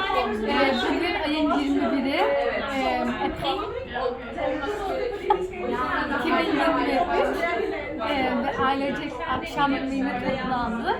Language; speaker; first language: Turkish; early bilingual, heritage; Turkish